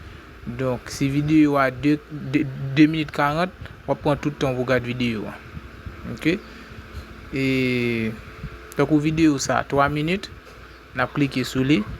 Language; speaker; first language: French; non-native, learner; Haitian Creole